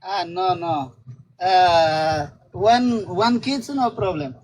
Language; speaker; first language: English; non-native, learner; Tigrinya